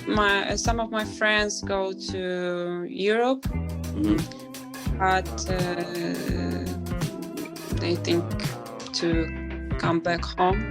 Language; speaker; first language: English; non-native, learner; Ukrainian